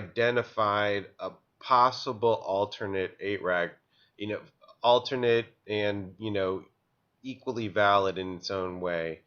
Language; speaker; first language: English; native; English